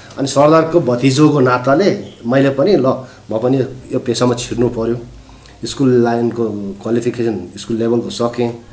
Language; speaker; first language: Nepali; non-native, local second language; Sherpa